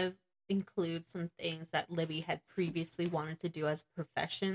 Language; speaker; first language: English; native; English